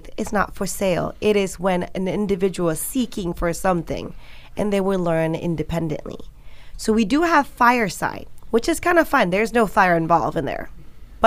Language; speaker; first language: English; non-native, local second language; Malay